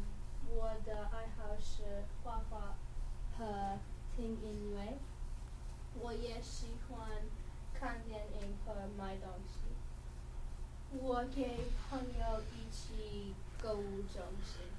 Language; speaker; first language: Chinese; non-native, learner; English